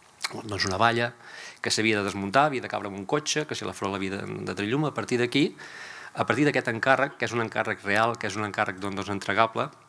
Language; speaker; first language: Catalan; native; Catalan